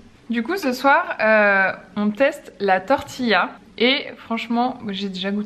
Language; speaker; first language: French; native; French